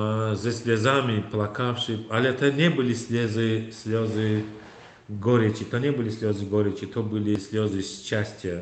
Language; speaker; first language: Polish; non-native, learner; Turkmen